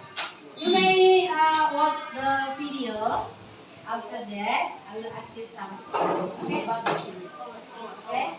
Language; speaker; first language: English; non-native, learner; Indonesian